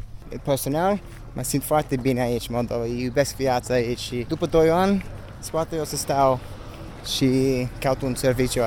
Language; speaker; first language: Romanian; non-native, learner; English